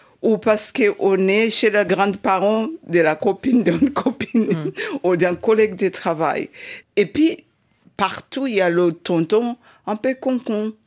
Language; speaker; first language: French; non-native, fluent; Shona